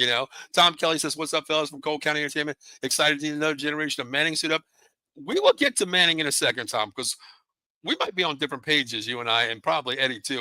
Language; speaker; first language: English; native; English